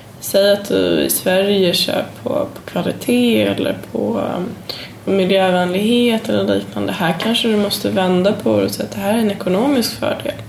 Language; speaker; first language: Swedish; native; Swedish